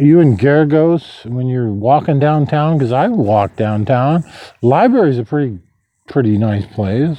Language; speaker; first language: English; native; English